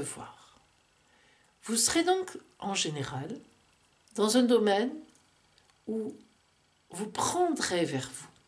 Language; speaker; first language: French; native; French